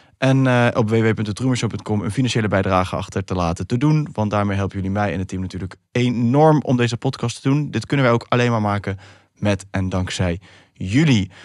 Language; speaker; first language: Dutch; early bilingual, other home language; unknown